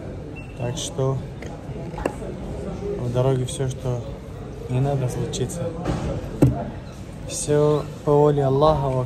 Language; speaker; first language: Russian; non-native, fluent; Tajik